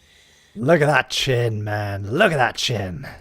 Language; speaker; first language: English; native; English